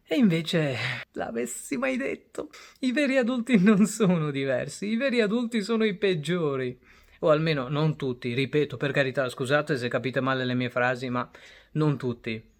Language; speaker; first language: Italian; early bilingual, other home language; Bangla